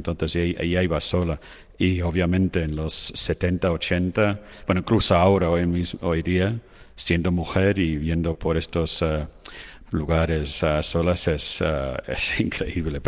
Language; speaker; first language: Spanish; non-native, fluent; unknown